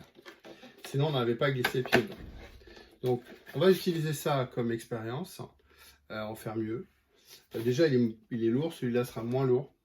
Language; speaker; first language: French; native; French